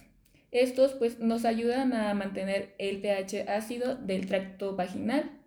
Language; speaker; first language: Spanish; native; Spanish